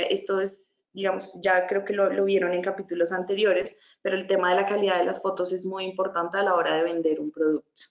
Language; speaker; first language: Spanish; native; Spanish